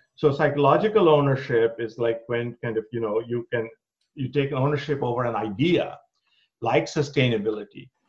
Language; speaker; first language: English; non-native, local second language; Bangla